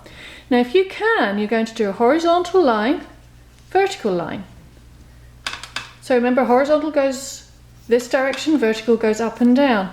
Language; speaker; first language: English; native; English